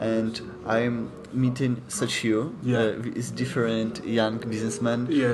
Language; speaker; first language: English; non-native, learner; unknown